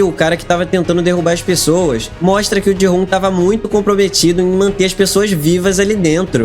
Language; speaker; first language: Portuguese; native; Portuguese